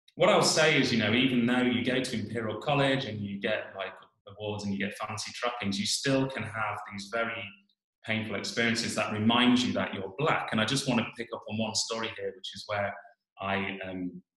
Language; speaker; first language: English; native; English